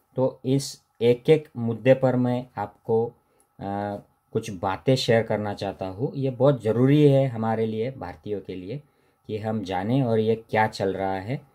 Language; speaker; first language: Hindi; non-native, local second language; Marathi